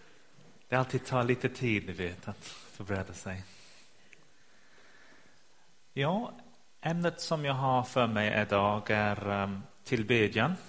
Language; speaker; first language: Swedish; non-native, fluent; English